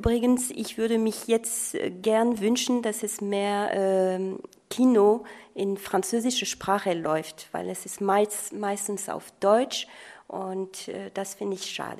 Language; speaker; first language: German; non-native, fluent; French